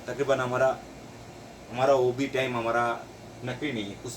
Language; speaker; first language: Hindi; non-native, learner; Bangla